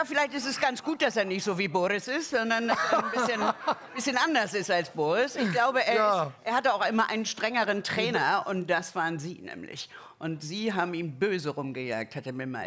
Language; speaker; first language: German; native; German